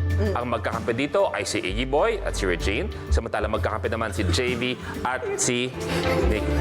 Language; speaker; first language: Filipino; native; Filipino